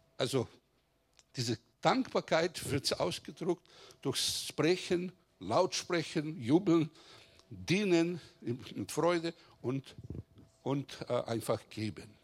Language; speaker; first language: German; non-native, fluent; Greek